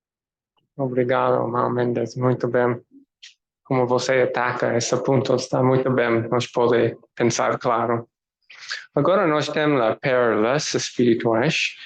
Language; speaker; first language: Portuguese; non-native, learner; English